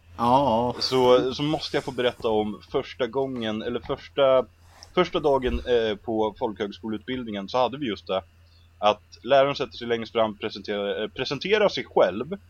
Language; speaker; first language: Swedish; native; Swedish